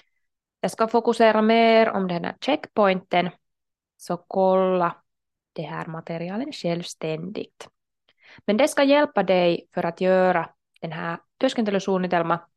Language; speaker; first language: Swedish; non-native, local second language; Finnish